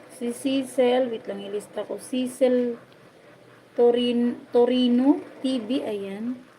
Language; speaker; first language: Filipino; non-native, local second language; Waray